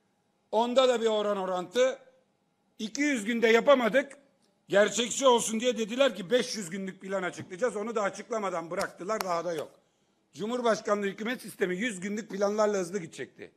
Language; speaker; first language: Turkish; native; Turkish